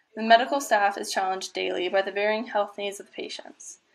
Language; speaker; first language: English; native; English